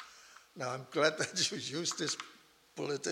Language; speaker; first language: English; non-native, local second language; Chinese